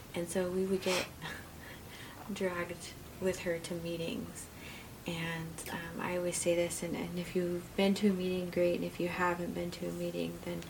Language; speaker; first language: English; native; English